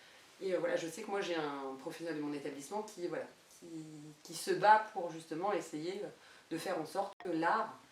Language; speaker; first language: French; native; French